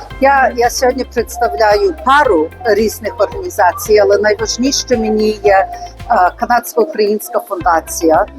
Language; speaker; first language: Ukrainian; early bilingual, heritage; Ukrainian